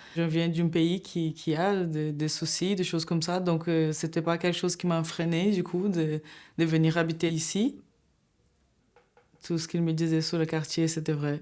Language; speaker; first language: French; non-native, fluent; Portuguese